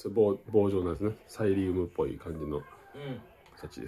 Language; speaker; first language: Japanese; native; Japanese